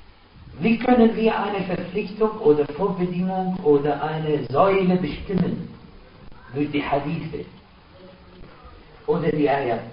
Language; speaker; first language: German; non-native, fluent; Arabic